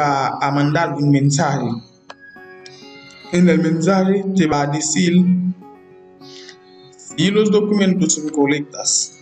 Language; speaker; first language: Spanish; non-native, learner; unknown